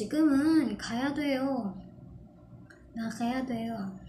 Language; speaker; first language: Korean; non-native, fluent; Filipino